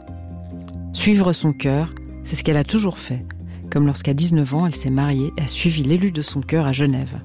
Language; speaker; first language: French; native; French